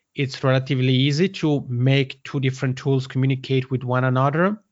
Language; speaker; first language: English; non-native, fluent; Italian